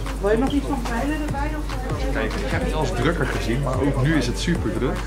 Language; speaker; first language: Dutch; native; Dutch